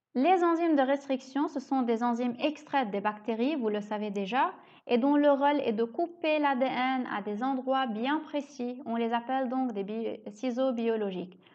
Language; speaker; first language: French; native; French